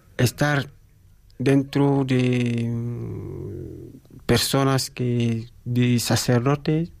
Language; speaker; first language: Spanish; non-native, fluent; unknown